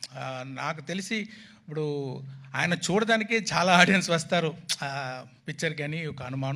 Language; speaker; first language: Telugu; non-native, fluent; Tamil